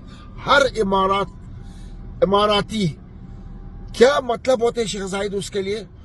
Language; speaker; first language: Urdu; non-native, learner; Arabic